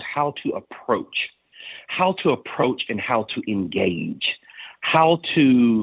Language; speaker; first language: English; native; English